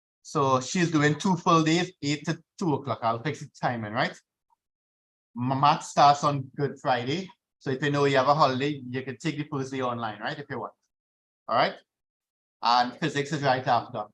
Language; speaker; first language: English; native; English